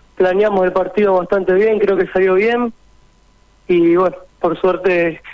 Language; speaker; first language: Spanish; native; Spanish